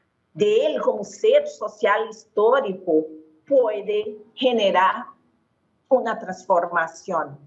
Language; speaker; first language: Spanish; non-native, fluent; Portuguese